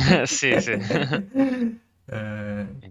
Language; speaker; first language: Spanish; non-native, learner; Swedish